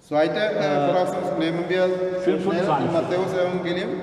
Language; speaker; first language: German; non-native, learner; Malayalam